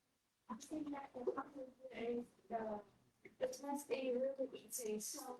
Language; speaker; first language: English; non-native, learner; Vietnamese